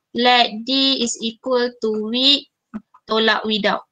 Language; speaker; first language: English; non-native, local second language; Malay